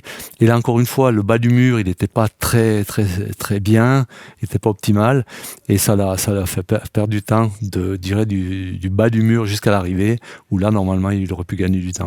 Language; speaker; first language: French; native; French